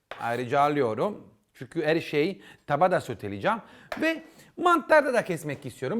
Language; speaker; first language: Turkish; non-native, learner; Italian